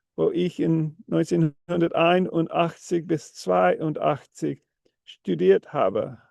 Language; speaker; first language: German; non-native, learner; English